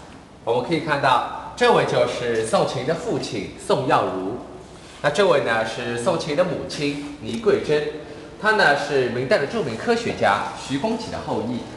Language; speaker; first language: Chinese; native; Chinese